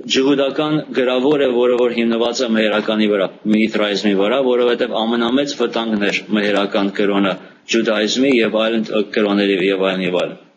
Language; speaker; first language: Armenian; early bilingual, heritage; Armenian